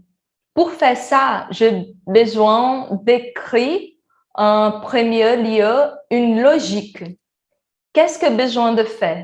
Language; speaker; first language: French; non-native, learner; Portuguese